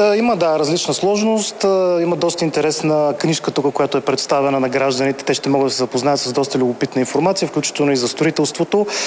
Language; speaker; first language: Bulgarian; native; Bulgarian